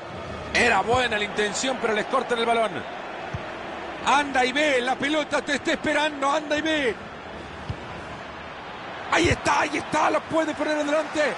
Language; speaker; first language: Spanish; native; Spanish